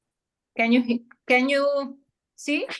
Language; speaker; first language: English; non-native, learner; Italian